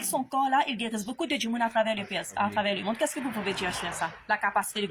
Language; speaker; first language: French; non-native, local second language; Morisyen